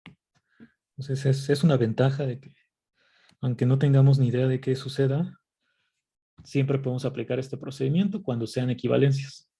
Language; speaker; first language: Spanish; native; Spanish